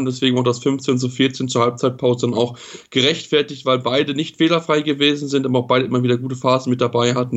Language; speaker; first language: German; native; German